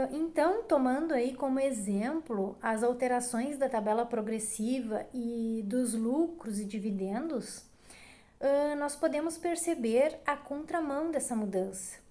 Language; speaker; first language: Portuguese; native; Portuguese